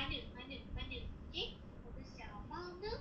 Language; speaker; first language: Chinese; non-native, learner; Malay